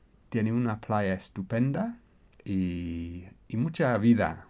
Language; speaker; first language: Spanish; non-native, fluent; English